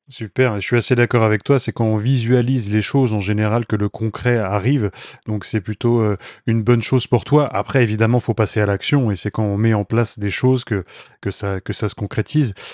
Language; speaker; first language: French; native; French